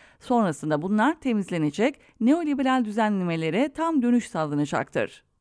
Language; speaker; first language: Turkish; native; Turkish